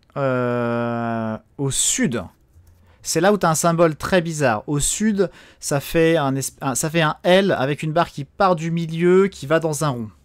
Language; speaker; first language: French; native; French